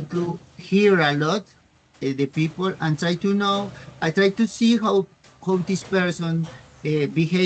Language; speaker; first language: English; non-native, learner; Spanish